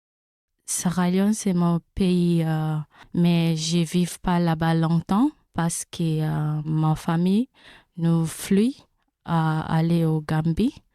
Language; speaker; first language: French; non-native, learner; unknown